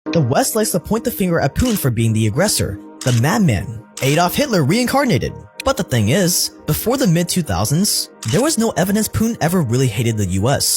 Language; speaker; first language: English; native; English